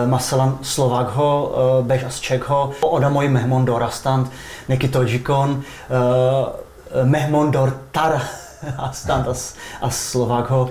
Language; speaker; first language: Tajik; non-native, fluent; Czech